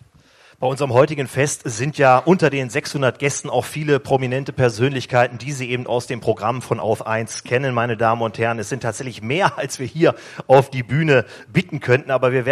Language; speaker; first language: German; native; German